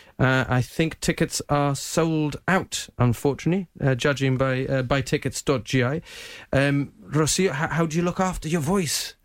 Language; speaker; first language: English; native; English